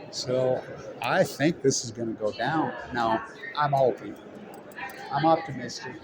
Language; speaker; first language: English; native; English